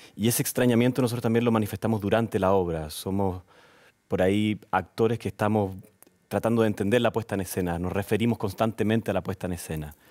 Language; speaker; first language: Spanish; native; Spanish